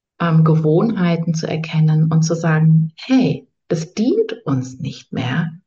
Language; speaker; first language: German; native; German